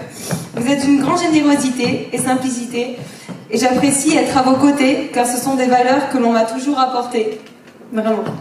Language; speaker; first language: French; native; French